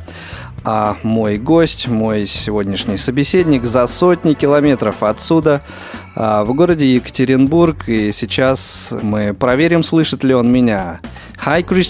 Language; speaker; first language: Russian; native; Russian